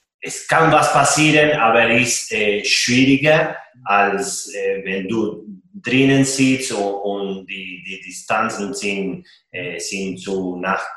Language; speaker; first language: German; non-native, fluent; Spanish